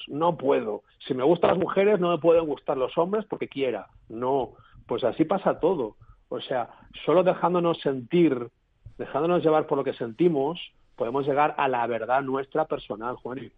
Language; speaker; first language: Spanish; native; Spanish